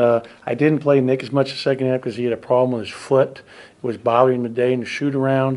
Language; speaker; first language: English; native; English